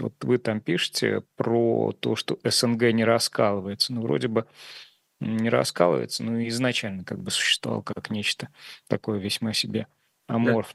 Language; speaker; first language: Russian; native; Russian